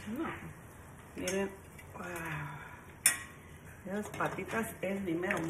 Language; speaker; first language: Spanish; native; Spanish